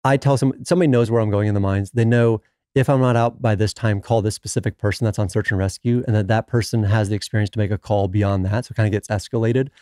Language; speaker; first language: English; native; English